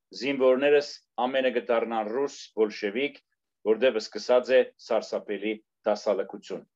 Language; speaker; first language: Armenian; native; Armenian